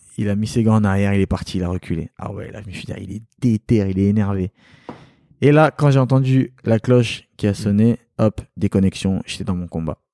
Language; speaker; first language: French; early bilingual, other home language; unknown